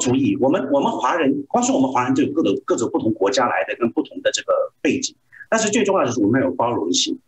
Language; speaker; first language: Chinese; native; Chinese